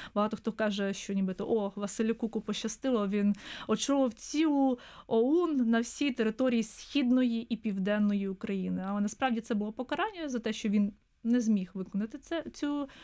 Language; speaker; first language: Ukrainian; native; Ukrainian